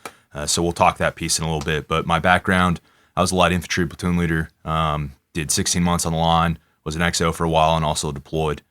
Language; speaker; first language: English; native; English